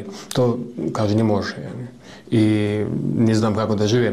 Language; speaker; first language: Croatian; non-native, learner; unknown